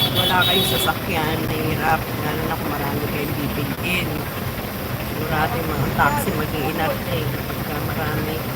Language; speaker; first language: Filipino; native; Filipino